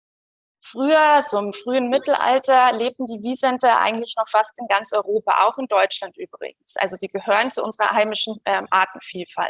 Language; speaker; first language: German; native; German